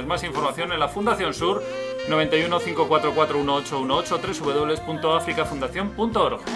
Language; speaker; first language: Spanish; native; Spanish